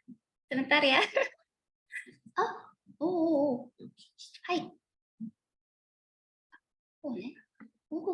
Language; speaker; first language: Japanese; native; Japanese